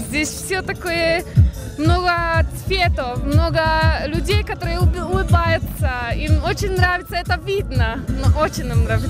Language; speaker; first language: Russian; non-native, fluent; Polish